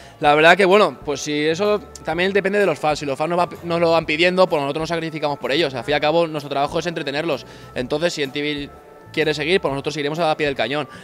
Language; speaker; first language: Spanish; native; Spanish